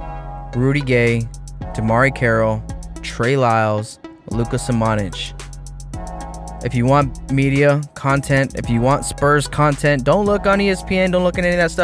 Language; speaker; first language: English; native; English